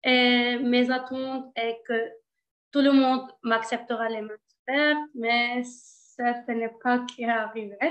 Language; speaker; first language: French; non-native, learner; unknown